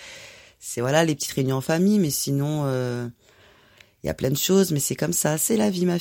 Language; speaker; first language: French; native; French